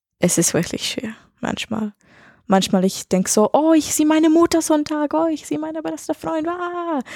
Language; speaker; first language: German; non-native, learner; English